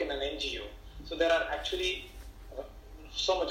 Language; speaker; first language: English; non-native, local second language; Malayalam